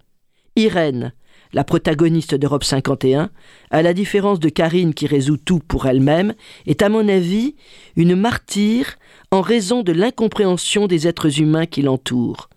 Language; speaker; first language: French; native; French